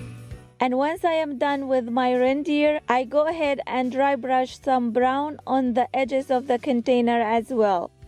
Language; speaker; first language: English; non-native, fluent; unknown